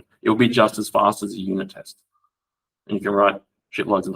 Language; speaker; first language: English; native; English